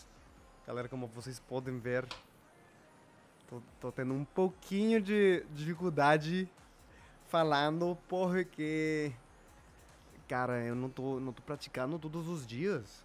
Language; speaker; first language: Portuguese; non-native, fluent; Spanish